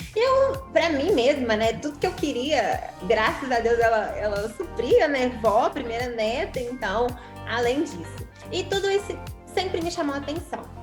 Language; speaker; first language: Portuguese; native; Portuguese